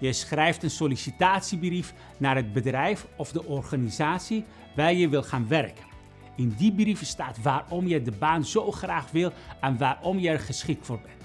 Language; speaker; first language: Dutch; non-native, fluent; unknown